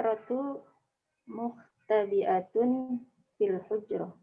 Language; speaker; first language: Arabic; non-native, learner; Indonesian